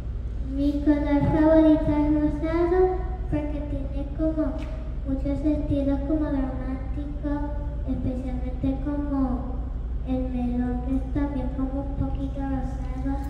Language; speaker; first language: Spanish; early bilingual, other home language; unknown